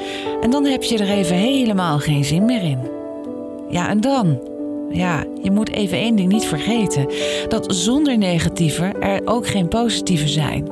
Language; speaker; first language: Dutch; native; Dutch